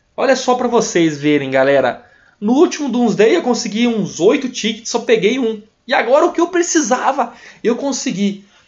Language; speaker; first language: Portuguese; native; Portuguese